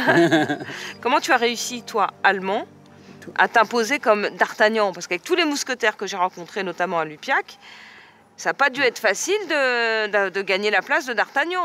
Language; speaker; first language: French; native; French